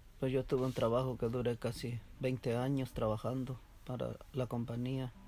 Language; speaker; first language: Spanish; native; Spanish